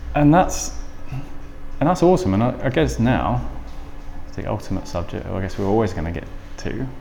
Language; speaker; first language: English; native; English